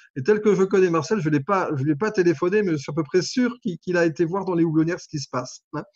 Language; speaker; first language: French; native; French